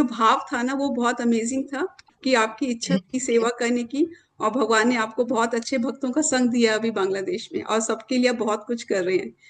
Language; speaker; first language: Hindi; native; Hindi